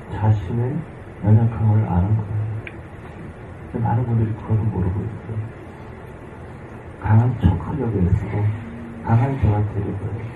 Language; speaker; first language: Korean; native; Korean